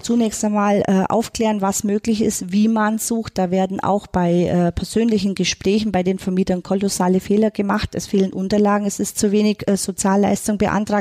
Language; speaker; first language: German; native; German